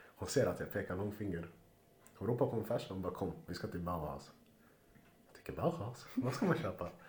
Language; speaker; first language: Swedish; early bilingual, other home language; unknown